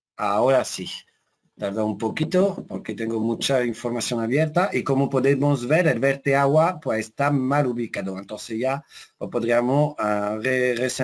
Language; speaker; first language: Spanish; non-native, fluent; French